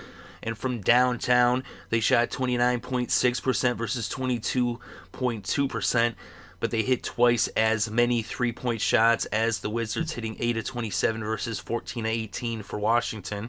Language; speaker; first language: English; native; English